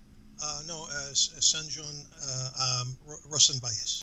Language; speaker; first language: Spanish; non-native, fluent; English